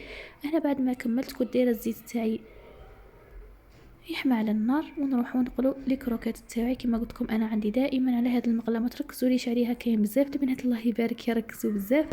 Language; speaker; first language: Arabic; native; Arabic